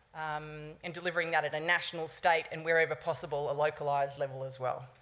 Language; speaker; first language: English; native; English